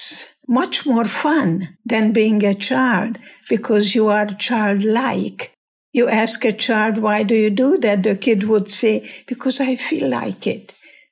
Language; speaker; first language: English; non-native, fluent; Hungarian